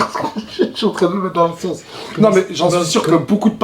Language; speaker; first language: French; native; French